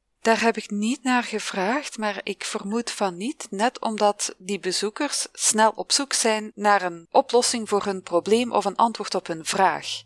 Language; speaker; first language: Dutch; native; Dutch